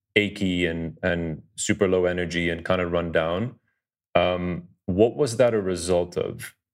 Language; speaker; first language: English; early bilingual, other home language; Dutch